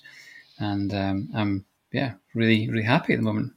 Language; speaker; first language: English; native; English